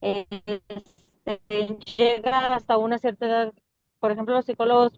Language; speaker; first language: Spanish; native; Spanish